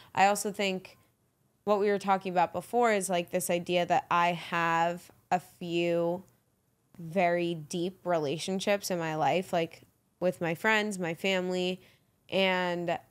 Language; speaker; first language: English; native; English